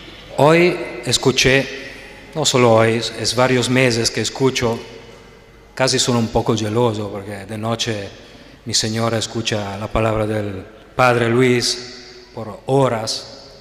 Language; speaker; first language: Spanish; non-native, fluent; Italian